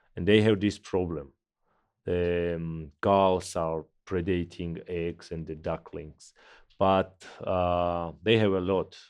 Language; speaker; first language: English; non-native, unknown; Georgian